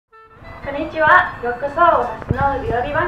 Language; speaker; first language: Japanese; non-native, learner; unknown